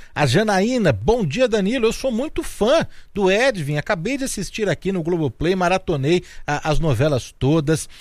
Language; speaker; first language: Portuguese; native; Portuguese